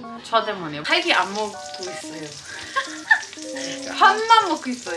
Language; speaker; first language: Korean; non-native, fluent; German